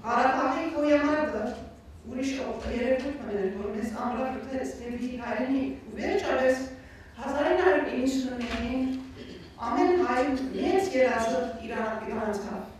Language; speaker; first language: Armenian; native; Armenian